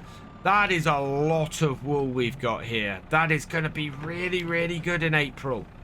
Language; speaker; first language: English; native; English